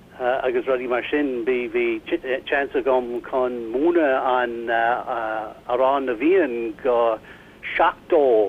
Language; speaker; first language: Irish; non-native, learner; English